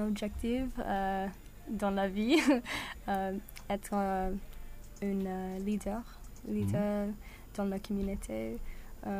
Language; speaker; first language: French; non-native, learner; English